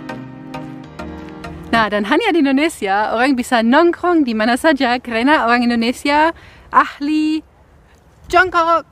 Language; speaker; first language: Indonesian; non-native, fluent; German